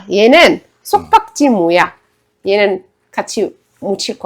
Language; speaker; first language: Korean; non-native, fluent; Arabic